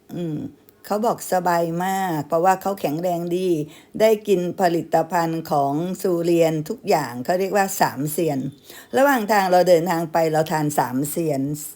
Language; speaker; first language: Thai; native; Thai